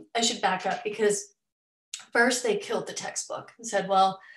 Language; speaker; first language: English; native; English